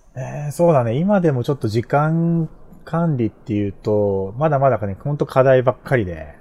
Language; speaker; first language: Japanese; native; Japanese